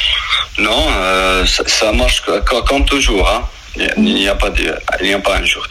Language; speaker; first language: French; non-native, learner; Arabic